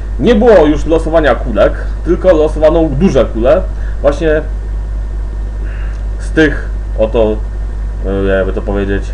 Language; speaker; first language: Polish; native; Polish